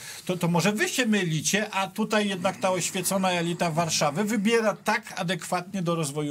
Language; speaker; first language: Polish; native; Polish